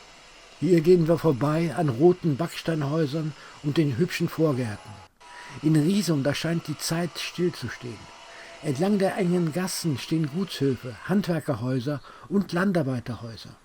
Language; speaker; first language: German; native; German